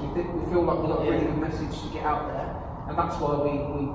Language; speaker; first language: English; native; English